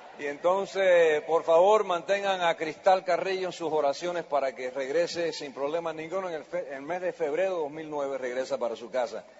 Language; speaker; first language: Spanish; early bilingual, heritage; Spanish